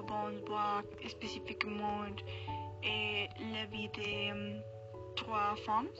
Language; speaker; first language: French; non-native, learner; Spanish